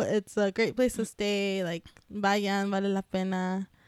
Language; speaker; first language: English; early bilingual, other home language; Spanish